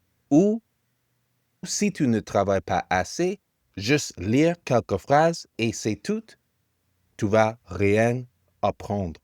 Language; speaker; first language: French; non-native, fluent; English